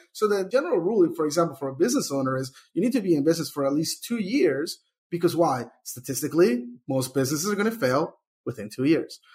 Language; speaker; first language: English; early bilingual, other home language; Spanish